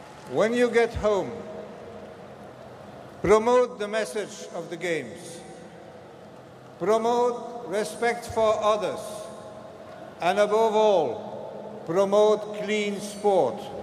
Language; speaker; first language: English; non-native, fluent; Dutch